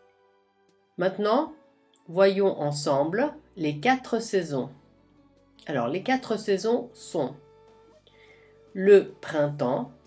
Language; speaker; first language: French; non-native, fluent; Italian